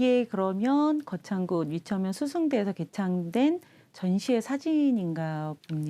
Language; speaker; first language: Korean; native; Korean